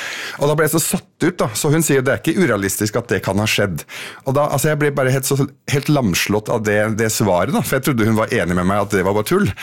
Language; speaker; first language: Norwegian; early bilingual, other home language; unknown